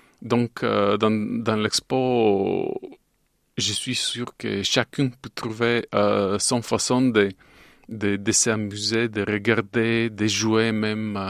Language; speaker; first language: French; non-native, fluent; Bulgarian